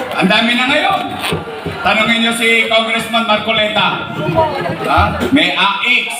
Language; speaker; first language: Filipino; native; Filipino